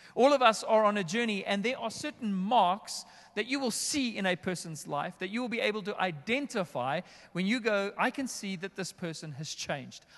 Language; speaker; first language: English; native; English